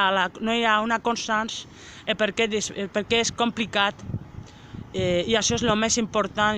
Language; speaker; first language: Catalan; non-native, local second language; Spanish